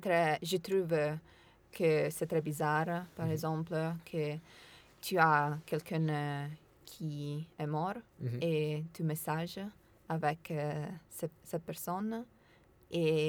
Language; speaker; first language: French; non-native, learner; Italian